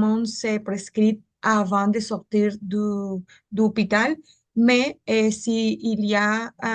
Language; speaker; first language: French; non-native, learner; Spanish